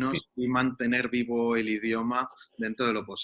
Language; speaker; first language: Spanish; native; Spanish